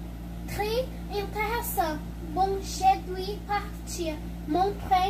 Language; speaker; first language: French; non-native, learner; Portuguese